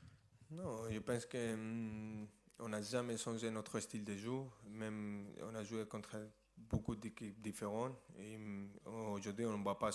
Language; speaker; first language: French; non-native, fluent; Spanish